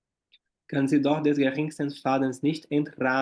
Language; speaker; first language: German; non-native, fluent; Portuguese